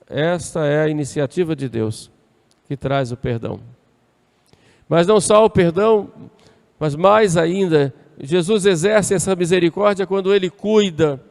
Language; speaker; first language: Portuguese; native; Portuguese